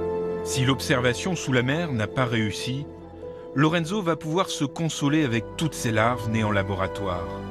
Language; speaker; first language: French; native; French